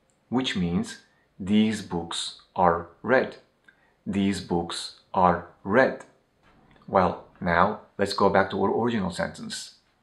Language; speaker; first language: English; non-native, fluent; Turkish